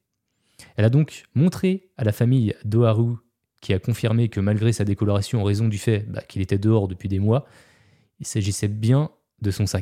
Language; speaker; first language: French; native; French